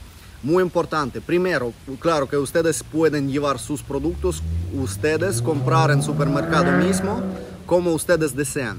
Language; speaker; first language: Spanish; non-native, fluent; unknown